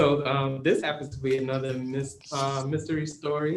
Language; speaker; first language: English; native; English